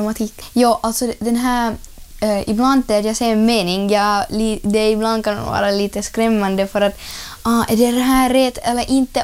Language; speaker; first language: Swedish; non-native, learner; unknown